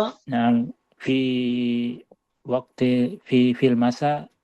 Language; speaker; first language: Arabic; non-native, learner; Indonesian